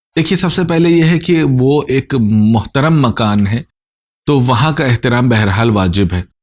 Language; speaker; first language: Urdu; native; Urdu